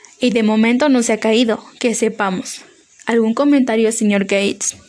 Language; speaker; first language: Spanish; native; Spanish